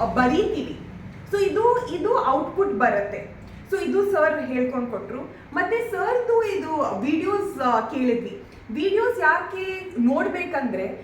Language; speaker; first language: Kannada; non-native, learner; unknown